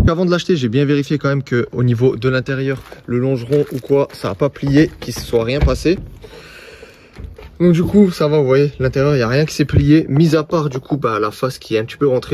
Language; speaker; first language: French; native; French